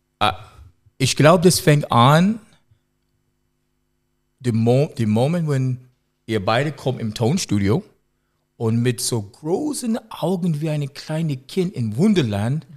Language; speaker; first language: German; non-native, learner; English